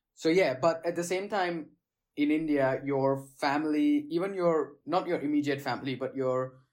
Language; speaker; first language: English; non-native, local second language; Gujarati